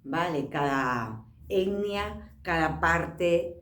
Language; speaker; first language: Spanish; non-native, local second language; Galician